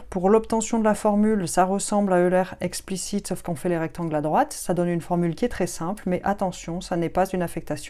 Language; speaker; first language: French; native; French